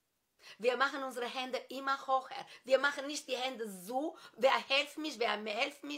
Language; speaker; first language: German; non-native, fluent; Albanian